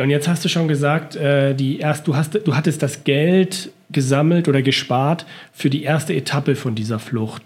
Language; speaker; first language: German; native; German